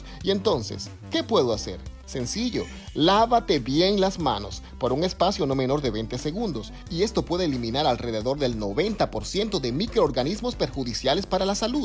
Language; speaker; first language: Spanish; native; Spanish